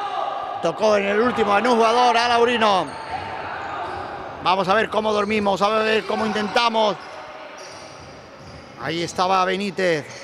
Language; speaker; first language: Spanish; native; Spanish